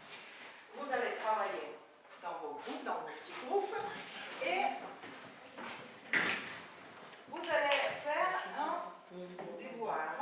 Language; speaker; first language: French; non-native, fluent; Ukrainian